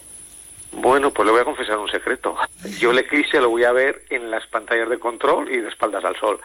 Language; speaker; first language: Spanish; native; Spanish